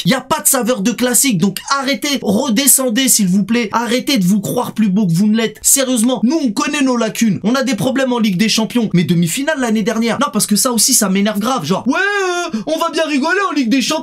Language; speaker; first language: French; native; French